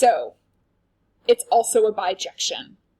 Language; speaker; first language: English; native; English